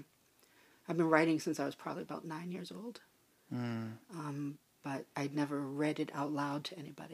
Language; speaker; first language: English; native; English